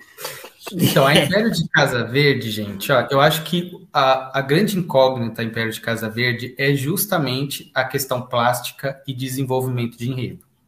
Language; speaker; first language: Portuguese; native; Portuguese